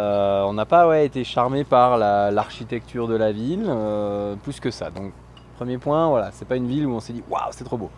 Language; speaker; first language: French; native; French